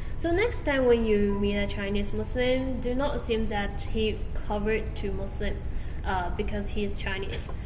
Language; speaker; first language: English; non-native, learner; Chinese